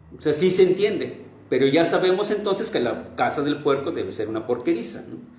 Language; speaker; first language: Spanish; non-native, local second language; Nahuatl languages